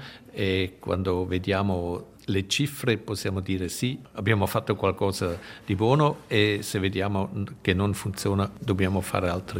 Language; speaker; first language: Italian; non-native, local second language; German